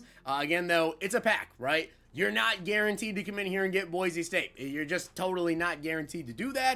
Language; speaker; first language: English; native; English